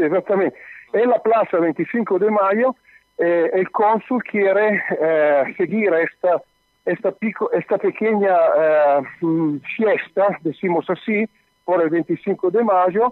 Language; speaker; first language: Spanish; non-native, learner; Italian